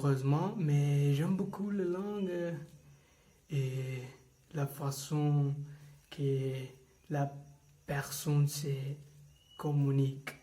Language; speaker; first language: French; non-native, learner; English